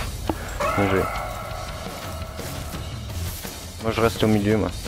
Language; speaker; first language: French; native; French